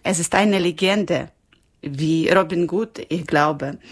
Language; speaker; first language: German; non-native, learner; Ukrainian